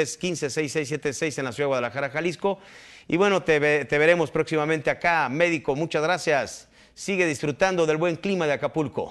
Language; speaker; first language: Spanish; native; Spanish